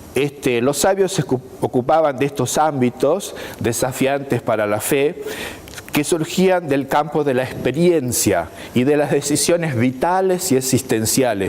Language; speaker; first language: Spanish; native; Spanish